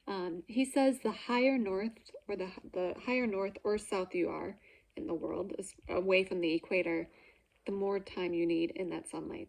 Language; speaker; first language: English; native; English